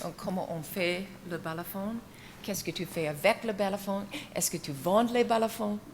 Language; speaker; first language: French; non-native, fluent; English